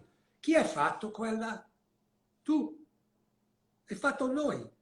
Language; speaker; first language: Italian; non-native, learner; English